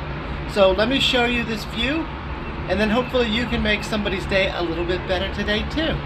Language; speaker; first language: English; native; English